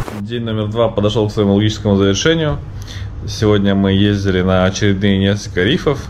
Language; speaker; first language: Russian; native; Russian